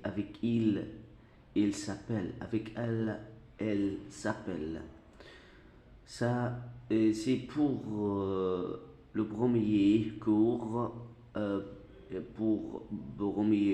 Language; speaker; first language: French; non-native, fluent; Arabic